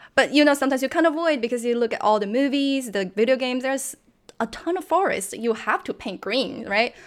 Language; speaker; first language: English; non-native, fluent; Chinese